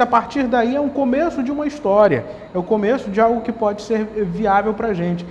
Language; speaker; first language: Portuguese; native; Portuguese